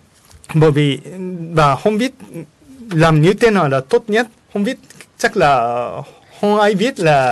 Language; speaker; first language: Vietnamese; non-native, fluent; Japanese